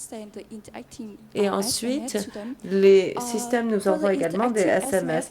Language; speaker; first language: French; non-native, fluent; Vietnamese